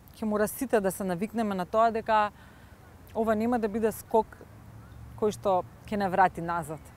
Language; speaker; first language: Macedonian; native; Macedonian